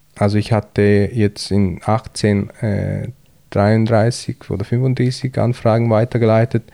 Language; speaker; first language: German; early bilingual, other home language; Hungarian